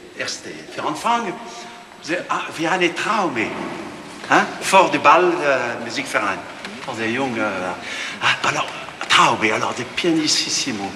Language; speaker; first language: German; non-native, learner; French